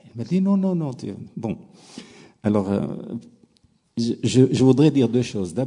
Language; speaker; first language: French; non-native, local second language; Arabic